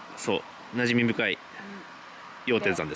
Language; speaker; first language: Japanese; native; Japanese